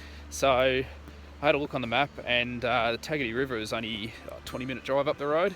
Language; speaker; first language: English; native; English